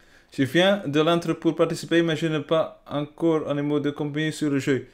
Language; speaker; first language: French; non-native, learner; Dutch